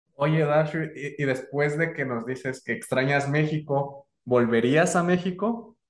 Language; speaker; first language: Spanish; native; Spanish